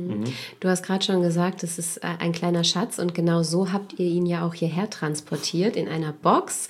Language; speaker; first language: German; native; German